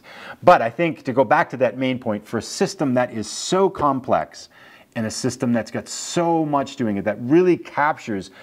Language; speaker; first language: English; native; English